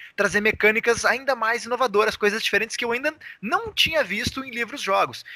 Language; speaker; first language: Portuguese; native; Portuguese